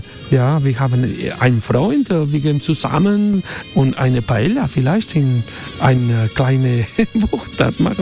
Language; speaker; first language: German; non-native, learner; Spanish